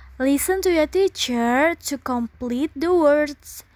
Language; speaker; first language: English; non-native, fluent; Indonesian